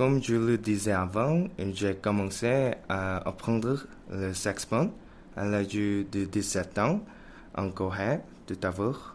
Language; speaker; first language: French; non-native, learner; Korean